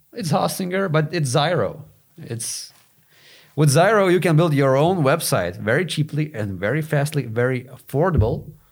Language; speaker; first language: English; non-native, fluent; Lithuanian